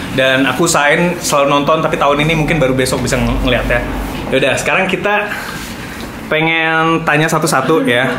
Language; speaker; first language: Indonesian; native; Indonesian